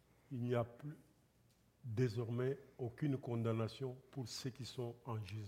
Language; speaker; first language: French; non-native, local second language; Lingala